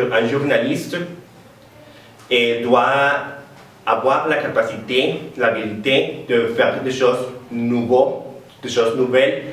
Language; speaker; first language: French; non-native, learner; Spanish